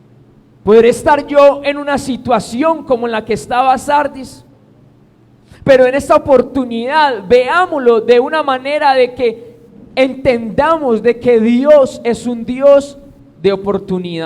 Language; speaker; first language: Spanish; native; Spanish